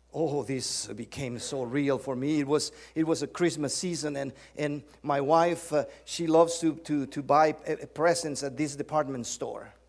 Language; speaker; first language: English; non-native, fluent; Spanish